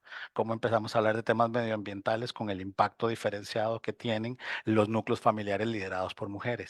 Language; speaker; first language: Spanish; native; Spanish